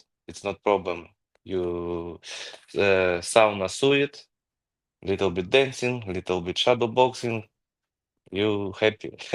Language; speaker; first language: English; non-native, learner; Ukrainian